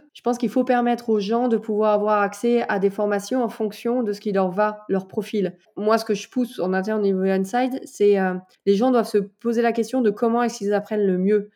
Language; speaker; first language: French; native; French